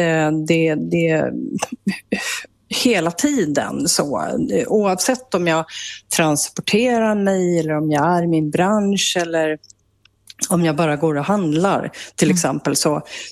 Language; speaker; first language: Swedish; native; Swedish